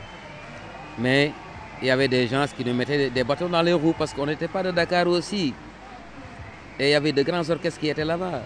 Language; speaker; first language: French; non-native, local second language; Wolof